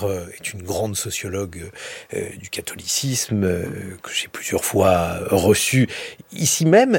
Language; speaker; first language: French; native; French